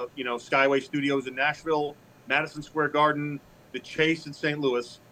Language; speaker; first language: English; native; English